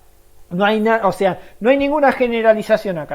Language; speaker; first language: Spanish; native; Spanish